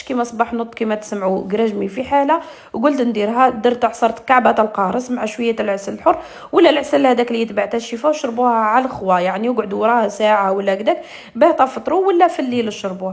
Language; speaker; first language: Arabic; native; Arabic